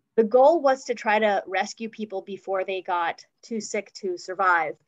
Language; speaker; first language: English; native; English